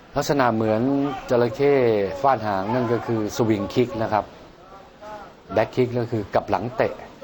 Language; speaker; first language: Thai; native; Thai